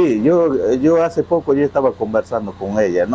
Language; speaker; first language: Spanish; non-native, local second language; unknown